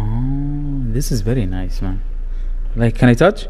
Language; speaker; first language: English; non-native, learner; Arabic